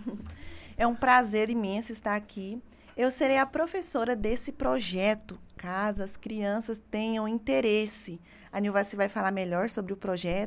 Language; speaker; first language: Portuguese; native; Portuguese